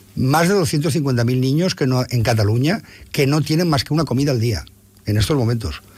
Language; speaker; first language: Spanish; non-native, local second language; Catalan